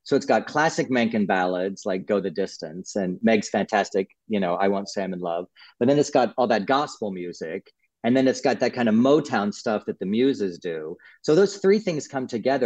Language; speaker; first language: English; native; English